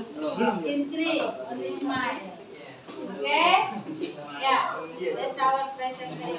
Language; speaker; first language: English; non-native, learner; Indonesian